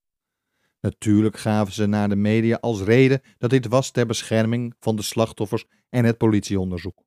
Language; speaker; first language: Dutch; native; Dutch